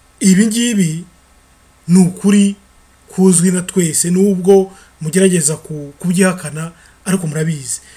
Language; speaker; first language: Kinyarwanda; early bilingual, heritage; Kinyarwanda